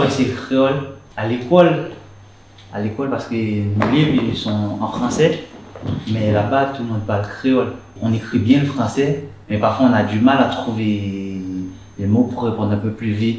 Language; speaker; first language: French; non-native, local second language; Haitian Creole